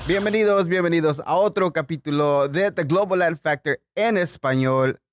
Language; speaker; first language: Spanish; native; Spanish